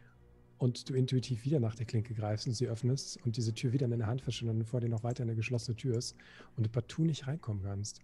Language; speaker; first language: German; native; German